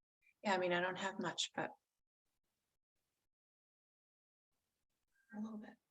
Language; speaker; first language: English; native; English